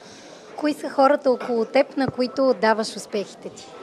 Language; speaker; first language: Bulgarian; native; Bulgarian